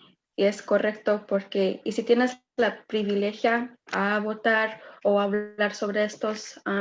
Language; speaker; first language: Spanish; early bilingual, other home language; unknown